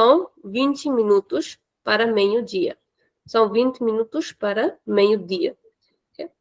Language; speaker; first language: Portuguese; non-native, fluent; Hindi